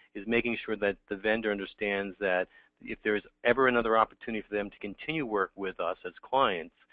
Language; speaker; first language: English; native; English